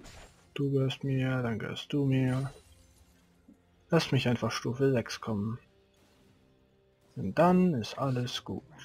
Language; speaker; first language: German; native; German